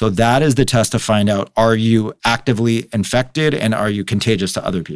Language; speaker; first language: English; native; English